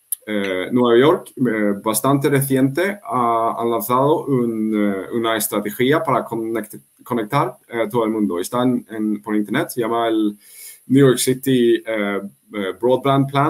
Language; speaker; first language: Spanish; non-native, fluent; Swedish